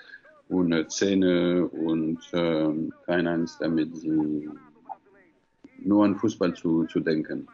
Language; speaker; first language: German; non-native, fluent; French